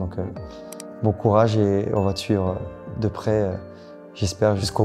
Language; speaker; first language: French; native; French